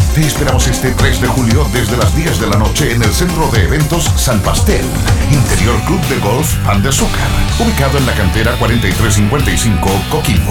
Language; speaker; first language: Spanish; native; Spanish